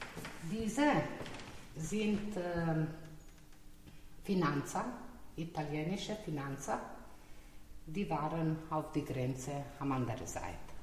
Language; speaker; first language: German; non-native, learner; Slovenian